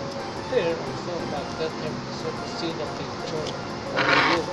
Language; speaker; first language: English; non-native, local second language; Filipino